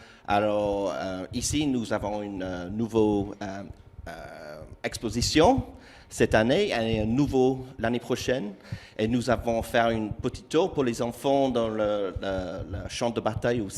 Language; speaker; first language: French; non-native, learner; English